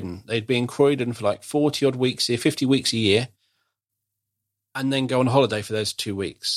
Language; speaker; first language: English; native; English